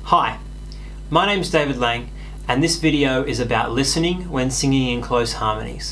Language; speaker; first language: English; native; English